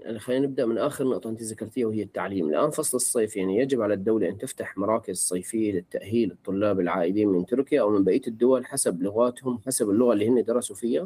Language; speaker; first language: Arabic; native; Arabic